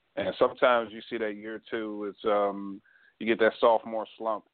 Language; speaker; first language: English; native; English